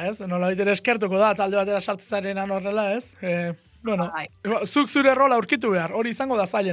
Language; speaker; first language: Basque; native; Basque